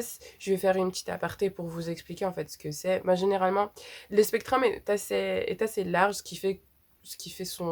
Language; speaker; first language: French; native; French